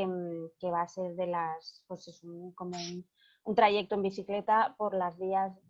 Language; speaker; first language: Spanish; native; Spanish